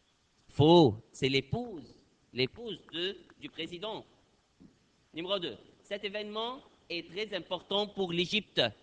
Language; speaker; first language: French; non-native, fluent; Arabic